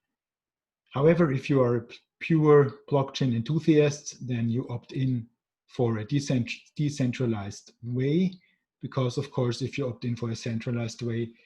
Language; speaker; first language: English; non-native, fluent; German